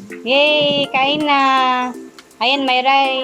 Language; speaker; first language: Filipino; non-native, local second language; Cebuano